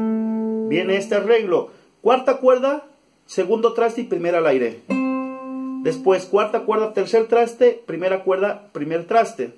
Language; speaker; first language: Spanish; native; Spanish